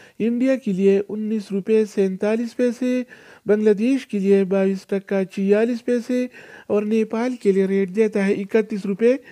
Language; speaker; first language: Urdu; non-native, local second language; Pashto